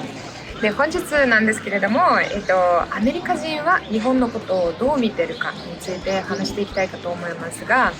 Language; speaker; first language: Japanese; non-native, fluent; Russian